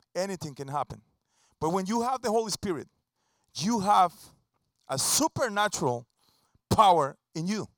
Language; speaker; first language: English; non-native, fluent; Spanish